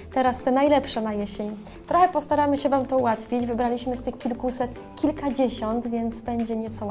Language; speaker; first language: Polish; native; Polish